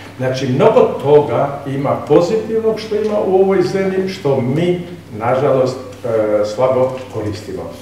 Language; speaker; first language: Serbian; non-native, local second language; Albanian